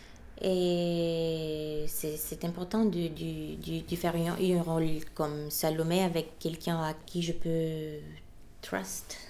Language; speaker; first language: French; non-native, fluent; Bulgarian